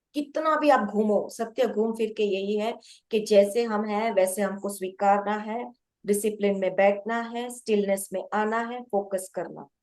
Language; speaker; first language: Hindi; non-native, local second language; Gujarati